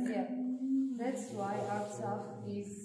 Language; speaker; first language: English; non-native, learner; Armenian